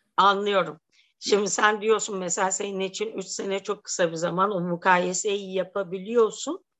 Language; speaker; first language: Turkish; native; Turkish